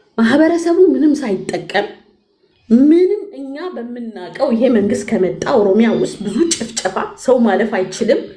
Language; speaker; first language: Amharic; native; Amharic